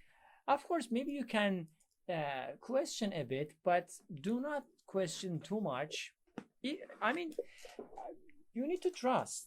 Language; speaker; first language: English; non-native, fluent; Persian